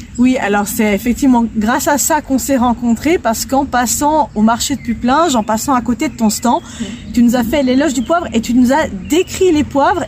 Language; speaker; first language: French; native; French